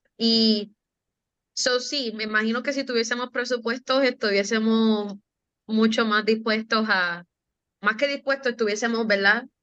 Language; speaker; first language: Spanish; native; Spanish